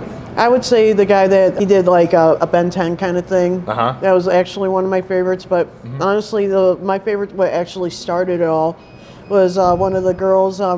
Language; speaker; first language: English; native; English